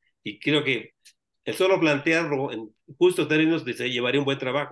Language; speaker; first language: Spanish; native; Spanish